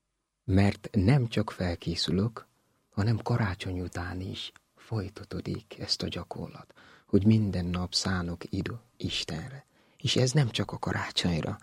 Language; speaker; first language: Hungarian; non-native, learner; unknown